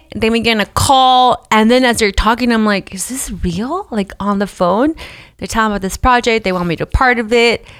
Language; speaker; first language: English; early bilingual, other home language; Spanish